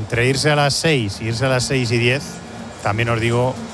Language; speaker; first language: Spanish; native; Spanish